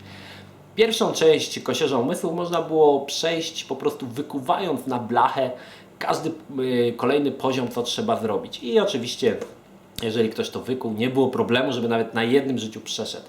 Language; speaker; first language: Polish; native; Polish